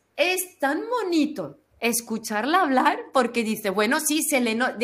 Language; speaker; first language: Spanish; non-native, fluent; German